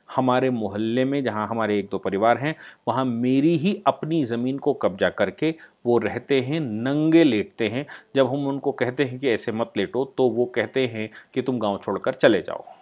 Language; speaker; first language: Hindi; native; Hindi